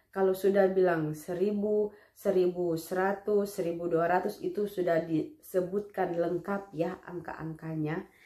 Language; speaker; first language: Indonesian; native; Indonesian